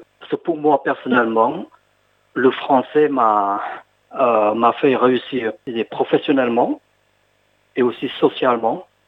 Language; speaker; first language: French; non-native, fluent; Khmer